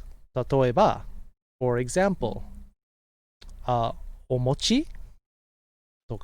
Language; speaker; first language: Japanese; non-native, fluent; English